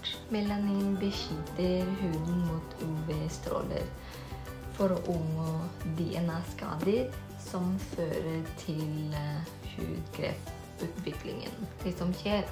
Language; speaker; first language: Norwegian; non-native, fluent; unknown